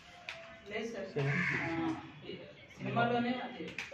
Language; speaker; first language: Telugu; native; Telugu